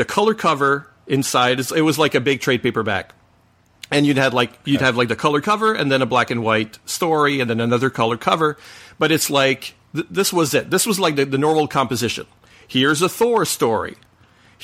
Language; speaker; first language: English; non-native, fluent; French